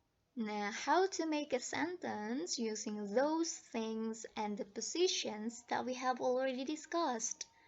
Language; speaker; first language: English; non-native, fluent; Indonesian